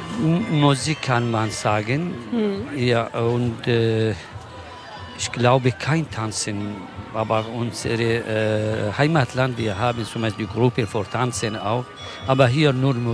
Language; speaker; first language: German; non-native, learner; Kurdish